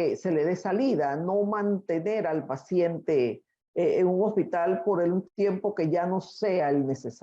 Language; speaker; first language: Spanish; native; Spanish